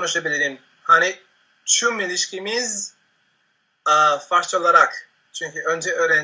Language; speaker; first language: Turkish; non-native, learner; Spanish